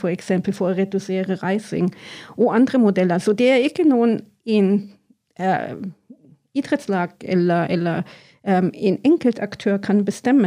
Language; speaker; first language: Norwegian; non-native, fluent; German